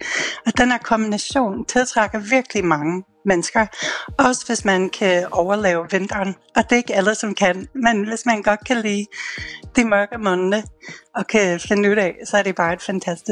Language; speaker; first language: Danish; non-native, fluent; English